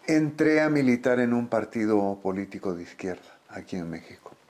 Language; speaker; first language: Spanish; native; Spanish